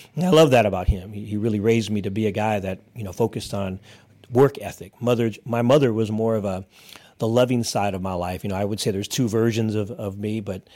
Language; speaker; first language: English; native; English